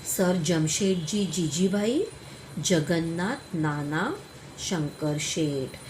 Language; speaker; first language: Hindi; non-native, local second language; Marathi